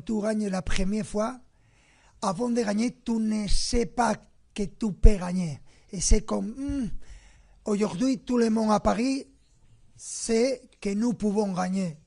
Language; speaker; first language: French; non-native, fluent; Spanish